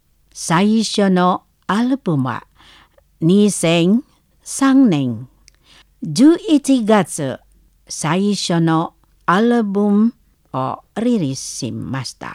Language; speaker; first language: Japanese; non-native, learner; Indonesian